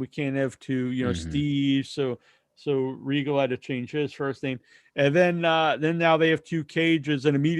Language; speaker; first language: English; native; English